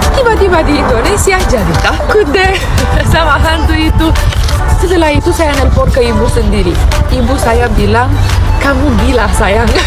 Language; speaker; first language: Indonesian; non-native, fluent; Russian